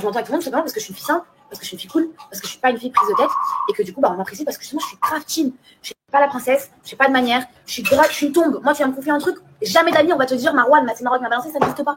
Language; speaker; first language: French; native; French